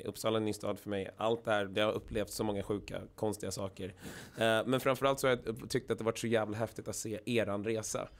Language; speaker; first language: Swedish; native; Swedish